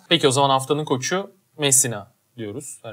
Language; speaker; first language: Turkish; native; Turkish